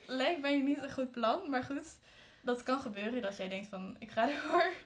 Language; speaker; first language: Dutch; early bilingual, other home language; French